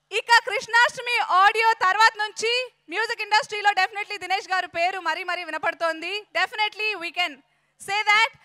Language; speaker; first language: Telugu; native; Telugu